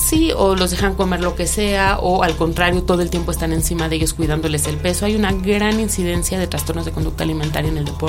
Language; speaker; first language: Spanish; native; Spanish